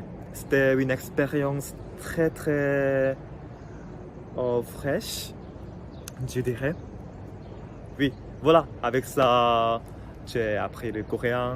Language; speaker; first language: French; non-native, fluent; Korean